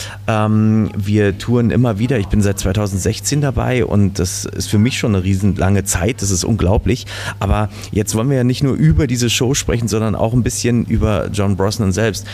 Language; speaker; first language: German; native; German